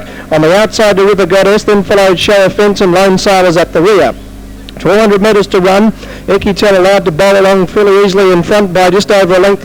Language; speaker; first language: English; native; English